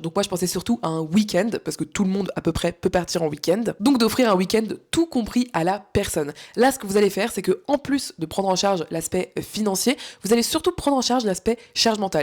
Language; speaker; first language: French; native; French